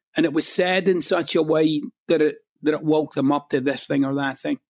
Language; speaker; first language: English; native; English